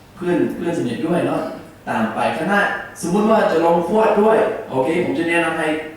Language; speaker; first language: Thai; non-native, learner; English